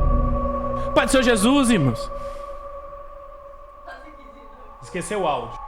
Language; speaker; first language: Portuguese; native; Portuguese